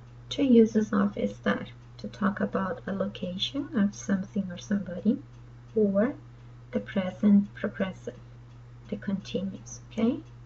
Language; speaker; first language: English; non-native, fluent; Portuguese